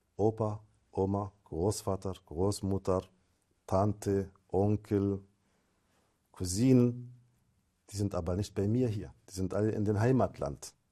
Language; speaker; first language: German; non-native, fluent; Arabic